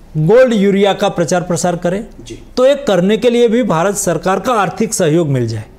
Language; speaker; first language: Hindi; non-native, local second language; Gujarati